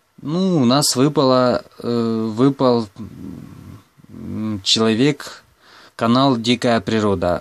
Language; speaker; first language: Russian; non-native, local second language; Ukrainian